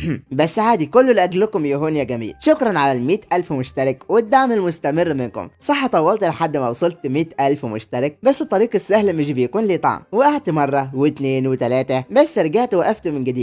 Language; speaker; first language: Arabic; native; Arabic